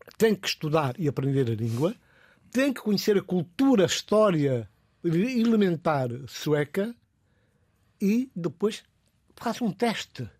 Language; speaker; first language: Portuguese; non-native, local second language; Upper Guinea Crioulo